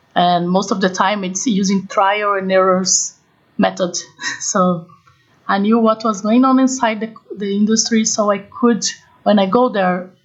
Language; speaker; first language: English; non-native, fluent; Portuguese